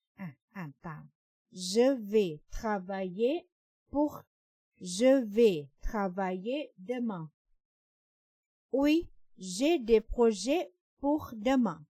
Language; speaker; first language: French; non-native, fluent; Thai